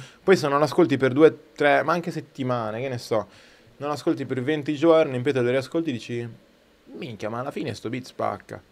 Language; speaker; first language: Italian; native; Italian